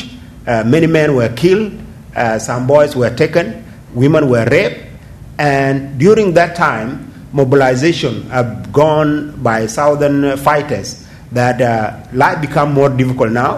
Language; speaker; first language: English; non-native, fluent; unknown